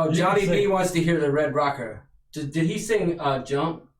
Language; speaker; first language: English; native; English